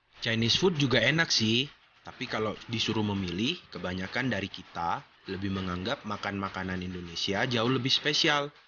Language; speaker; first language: Indonesian; native; Indonesian